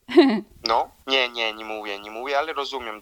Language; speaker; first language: Polish; non-native, learner; Georgian